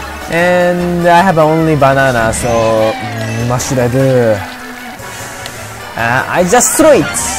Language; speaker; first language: English; non-native, learner; Japanese